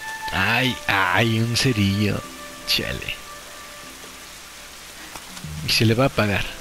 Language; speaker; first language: Spanish; native; Spanish